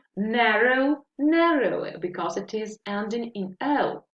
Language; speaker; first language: English; non-native, fluent; Ukrainian